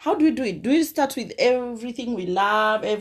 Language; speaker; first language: English; non-native, local second language; Kikuyu